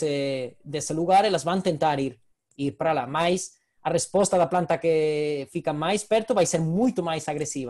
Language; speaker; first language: Portuguese; non-native, fluent; Spanish